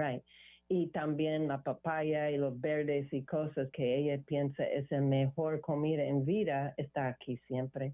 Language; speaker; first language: Spanish; non-native, learner; English